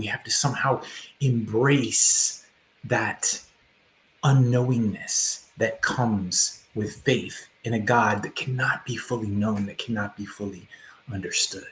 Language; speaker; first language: English; native; English